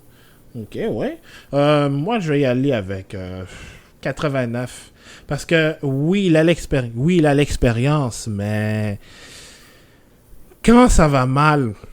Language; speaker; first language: French; native; French